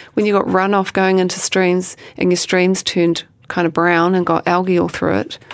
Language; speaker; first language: English; native; English